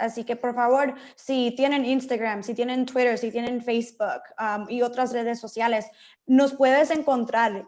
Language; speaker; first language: Spanish; early bilingual, heritage; Spanish